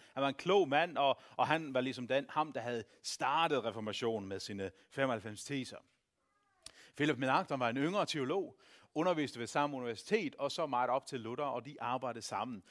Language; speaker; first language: Danish; native; Danish